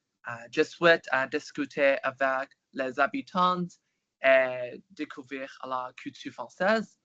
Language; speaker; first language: French; non-native, learner; Chinese